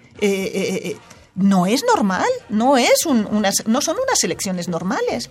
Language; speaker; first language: Spanish; non-native, local second language; Catalan